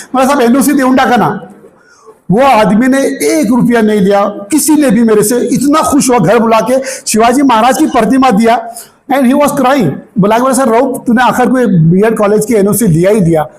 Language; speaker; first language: Hindi; non-native, local second language; Marathi